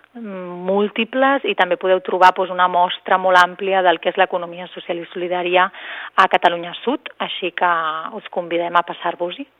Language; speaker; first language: Catalan; native; Catalan